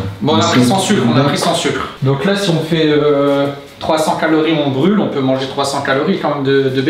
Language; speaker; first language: French; native; French